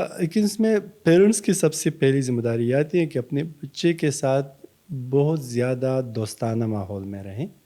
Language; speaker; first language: Urdu; non-native, local second language; Pashto